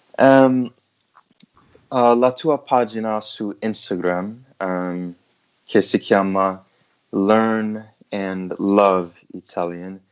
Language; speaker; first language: Italian; non-native, learner; English